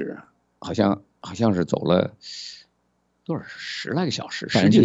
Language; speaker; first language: Chinese; native; Chinese